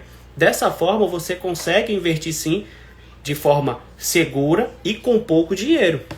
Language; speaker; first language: Portuguese; native; Portuguese